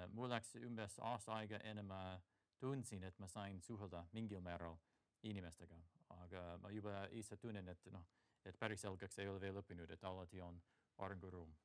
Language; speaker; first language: Estonian; non-native, fluent; English